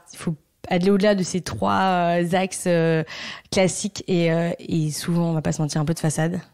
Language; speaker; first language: French; native; French